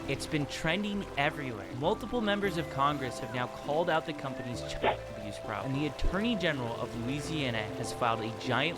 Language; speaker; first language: English; native; English